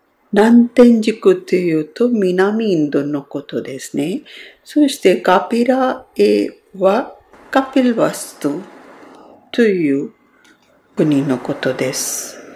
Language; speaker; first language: Japanese; non-native, fluent; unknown